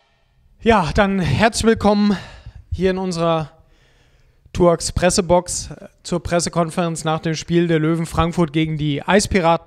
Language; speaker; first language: German; native; German